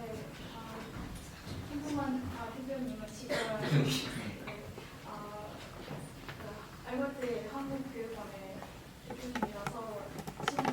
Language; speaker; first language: Korean; non-native, learner; Russian